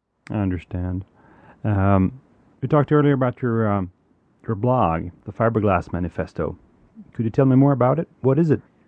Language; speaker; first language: English; non-native, fluent; Swedish